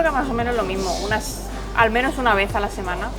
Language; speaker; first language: Spanish; native; Spanish